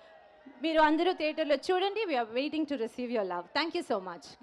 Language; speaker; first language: Telugu; non-native, learner; Tamil